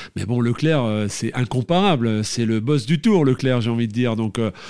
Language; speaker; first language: French; native; French